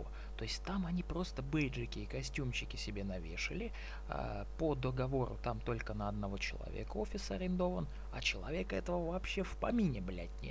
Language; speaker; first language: Russian; native; Russian